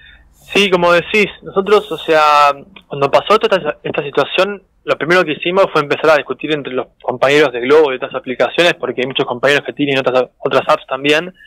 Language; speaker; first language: Spanish; native; Spanish